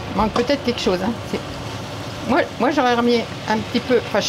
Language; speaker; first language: French; native; French